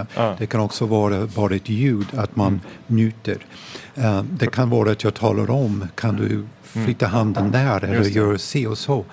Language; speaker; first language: Swedish; non-native, fluent; English